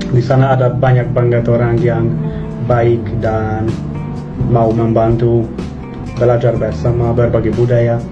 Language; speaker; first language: Indonesian; non-native, fluent; Hungarian